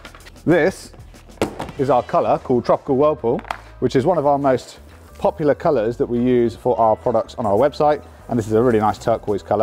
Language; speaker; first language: English; native; English